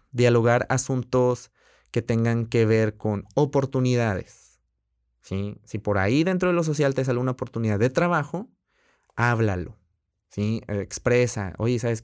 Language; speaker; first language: Spanish; native; Spanish